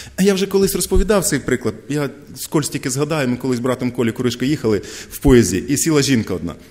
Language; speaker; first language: Ukrainian; non-native, local second language; Russian